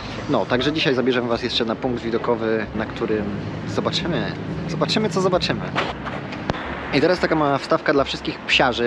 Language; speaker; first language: Polish; native; Polish